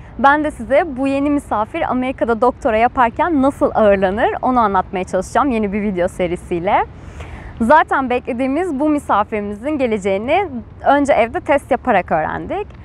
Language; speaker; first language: Turkish; native; Turkish